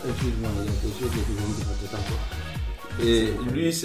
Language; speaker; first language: French; native; French